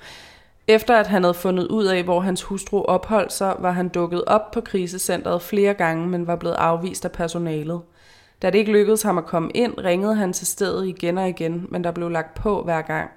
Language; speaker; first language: Danish; native; Danish